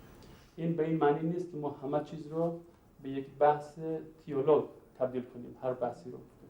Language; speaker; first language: Persian; native; Persian